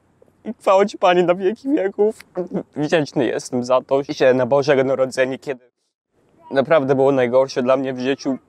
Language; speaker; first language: Polish; early bilingual, heritage; English